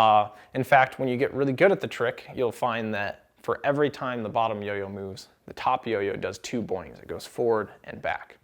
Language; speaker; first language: English; native; English